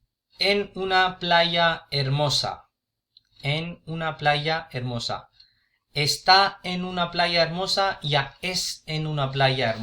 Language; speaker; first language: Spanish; non-native, fluent; Urdu